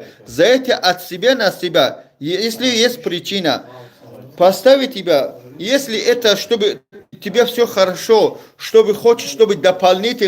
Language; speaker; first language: Russian; non-native, learner; Tajik